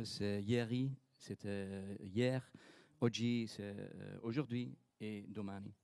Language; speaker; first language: French; non-native, fluent; Dutch